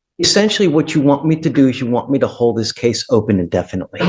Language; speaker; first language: English; native; English